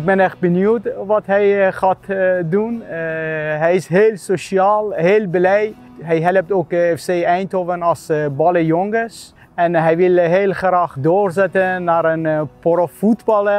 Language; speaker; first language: Dutch; non-native, fluent; Persian